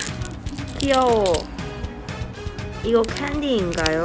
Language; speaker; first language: Korean; non-native, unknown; Cantonese